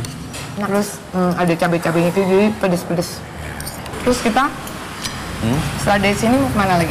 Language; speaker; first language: Indonesian; native; Indonesian